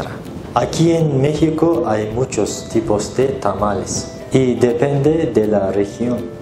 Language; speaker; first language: Spanish; non-native, learner; Turkish